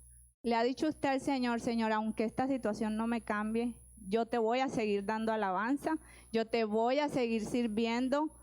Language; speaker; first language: Spanish; native; Spanish